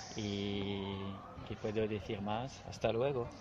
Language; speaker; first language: Spanish; non-native, learner; French